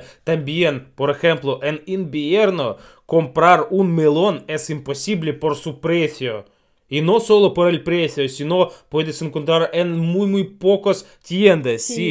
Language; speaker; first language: Spanish; non-native, learner; Russian